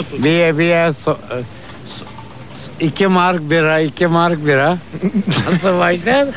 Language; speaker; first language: German; non-native, learner; Turkish